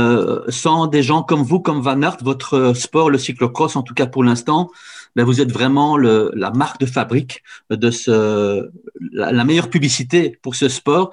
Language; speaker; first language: French; native; French